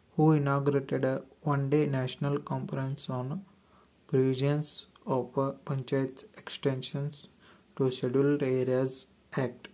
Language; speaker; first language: English; non-native, local second language; Kannada